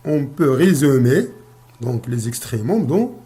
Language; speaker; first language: French; non-native, local second language; Arabic